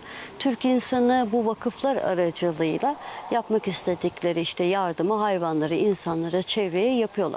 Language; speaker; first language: Turkish; native; Turkish